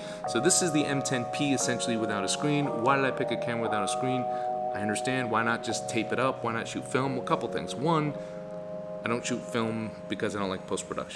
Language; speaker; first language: English; native; English